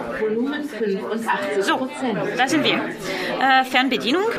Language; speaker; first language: German; non-native, learner; French